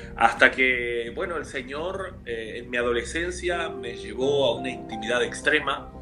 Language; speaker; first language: Spanish; native; Spanish